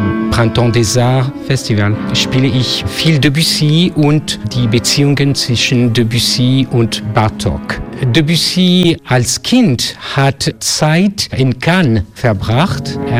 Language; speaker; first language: German; non-native, fluent; French